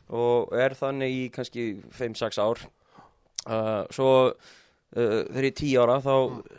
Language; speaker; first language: Icelandic; early bilingual, heritage; Icelandic